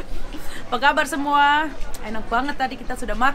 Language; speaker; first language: Indonesian; early bilingual, heritage; German